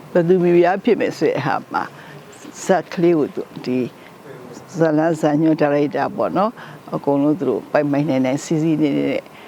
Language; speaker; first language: Burmese; native; Burmese